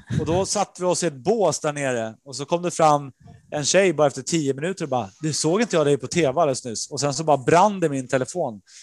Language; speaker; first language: Swedish; early bilingual, other home language; Spanish